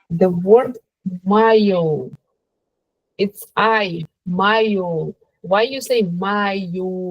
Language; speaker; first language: English; non-native, learner; Russian